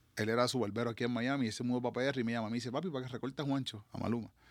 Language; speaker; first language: Spanish; native; Spanish